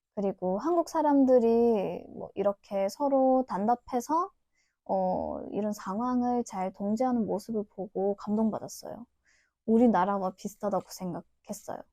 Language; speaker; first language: Korean; non-native, fluent; Turkish